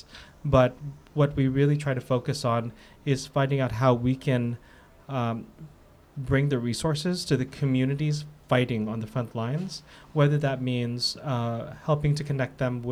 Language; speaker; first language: English; native; English